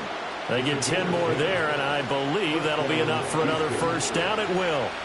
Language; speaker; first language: English; native; English